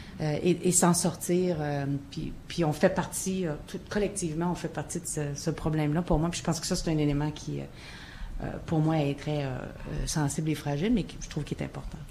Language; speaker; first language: French; native; French